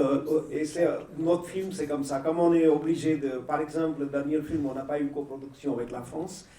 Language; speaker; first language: French; non-native, fluent; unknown